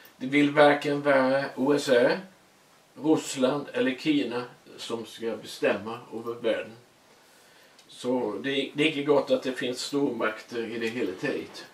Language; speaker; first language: Swedish; native; Swedish